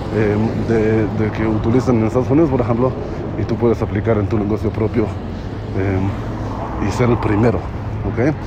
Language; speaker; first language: Spanish; non-native, fluent; Hebrew